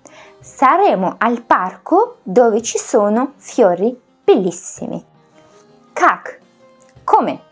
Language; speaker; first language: Italian; non-native, fluent; Russian